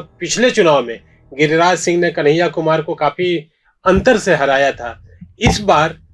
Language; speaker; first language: Hindi; native; Hindi